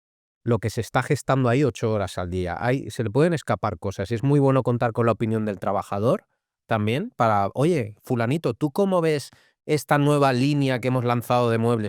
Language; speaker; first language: Spanish; native; Spanish